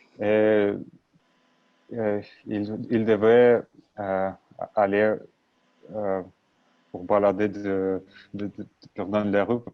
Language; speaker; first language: French; non-native, learner; Russian